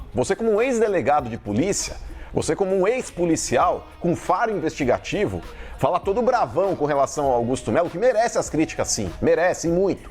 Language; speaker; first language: Portuguese; native; Portuguese